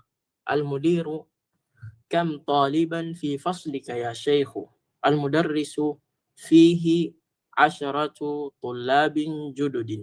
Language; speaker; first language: Arabic; non-native, fluent; Filipino